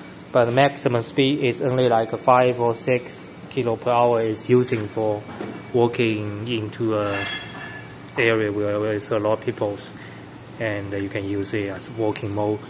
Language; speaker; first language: English; non-native, fluent; Chinese